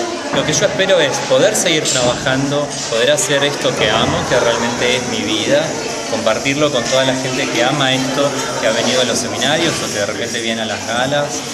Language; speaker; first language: Spanish; native; Spanish